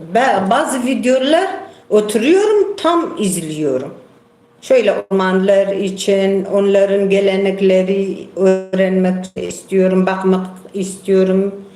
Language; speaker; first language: Turkish; non-native, local second language; Kurdish